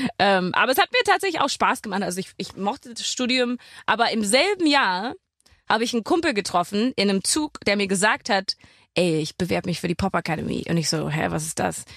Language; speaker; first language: German; non-native, fluent; English